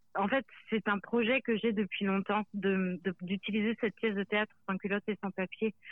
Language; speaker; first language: French; native; French